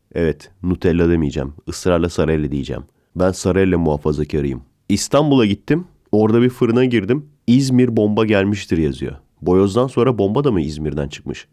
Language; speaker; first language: Turkish; native; Turkish